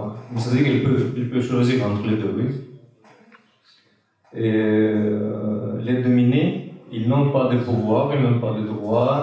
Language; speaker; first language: French; non-native, fluent; Russian